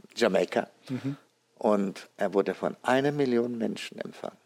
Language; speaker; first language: German; non-native, fluent; Amharic